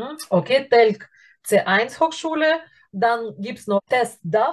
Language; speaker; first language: German; non-native, fluent; Russian